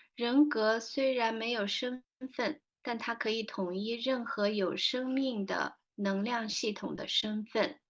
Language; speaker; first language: Chinese; native; Chinese